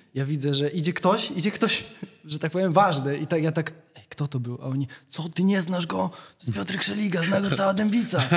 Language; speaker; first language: Polish; native; Polish